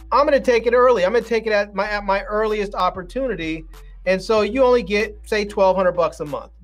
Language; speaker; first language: English; native; English